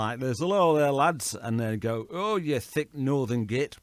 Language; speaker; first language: English; native; English